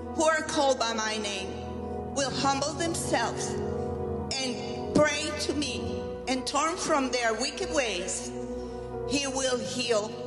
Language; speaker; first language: English; non-native, fluent; Spanish